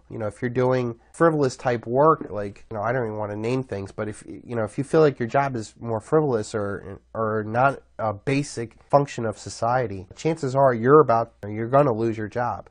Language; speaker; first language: English; native; English